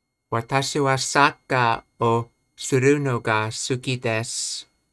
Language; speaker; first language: Japanese; non-native, learner; English